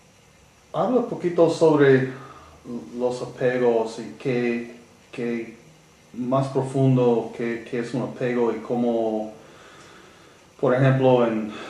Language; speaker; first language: Spanish; non-native, learner; English